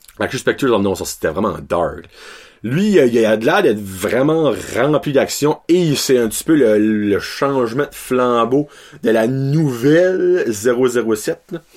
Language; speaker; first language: French; native; French